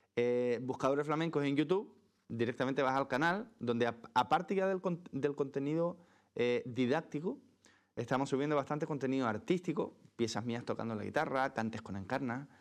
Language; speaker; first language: Spanish; native; Spanish